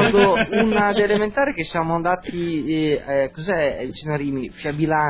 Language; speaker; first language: Italian; native; Italian